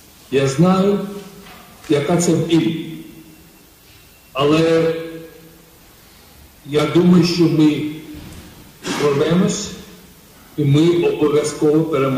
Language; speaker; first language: Ukrainian; non-native, fluent; Georgian